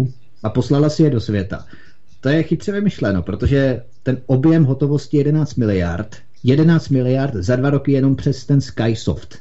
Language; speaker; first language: Czech; native; Czech